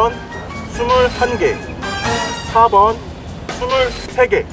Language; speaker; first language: Korean; native; Korean